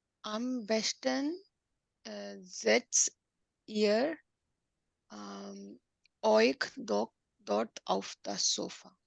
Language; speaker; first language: German; non-native, learner; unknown